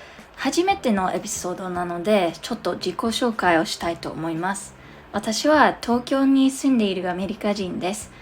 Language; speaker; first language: Japanese; non-native, fluent; English